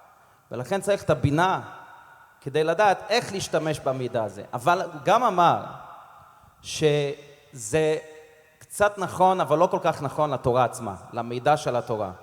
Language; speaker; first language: Hebrew; non-native, fluent; English